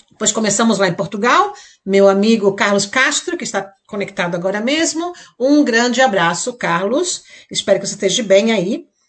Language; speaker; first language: Portuguese; native; Portuguese